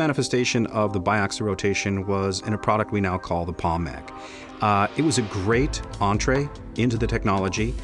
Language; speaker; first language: English; native; English